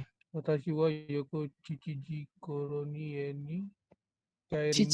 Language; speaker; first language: Japanese; non-native, learner; Malay